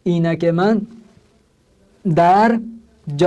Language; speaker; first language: Persian; non-native, fluent; Urdu